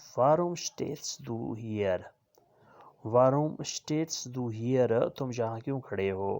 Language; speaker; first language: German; non-native, fluent; Urdu